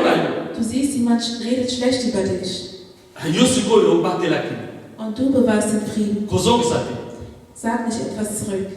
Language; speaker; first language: German; non-native, fluent; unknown